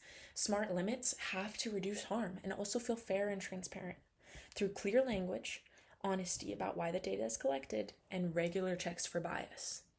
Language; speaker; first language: English; native; English